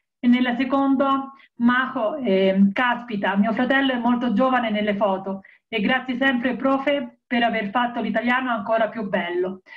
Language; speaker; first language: Italian; native; Italian